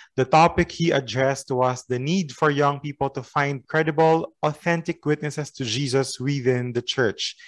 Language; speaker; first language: English; non-native, local second language; Filipino